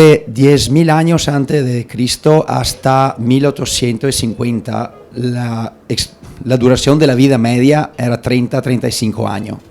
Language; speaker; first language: Spanish; non-native, learner; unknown